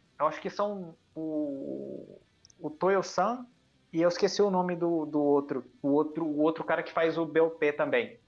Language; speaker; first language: Portuguese; early bilingual, heritage; Portuguese